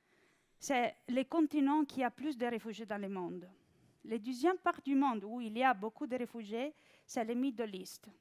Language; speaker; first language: French; non-native, fluent; Italian